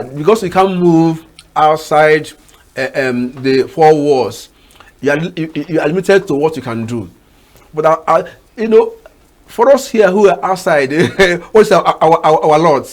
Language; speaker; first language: English; non-native, local second language; Igbo